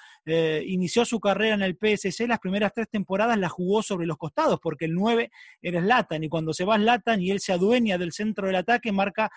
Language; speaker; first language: Spanish; native; Spanish